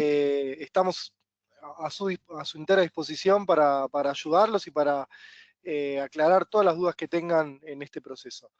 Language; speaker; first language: Spanish; native; Spanish